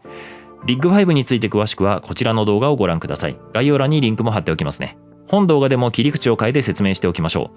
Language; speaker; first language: Japanese; native; Japanese